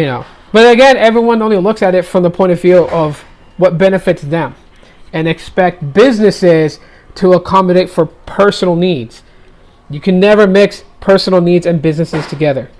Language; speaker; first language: English; native; English